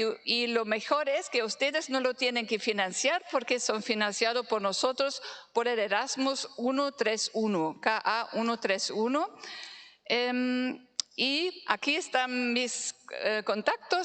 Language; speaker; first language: Spanish; non-native, fluent; German